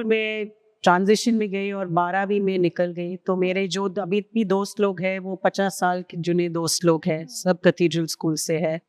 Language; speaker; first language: Hindi; non-native, local second language; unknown